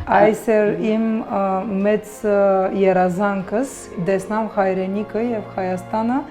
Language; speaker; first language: Armenian; early bilingual, heritage; Armenian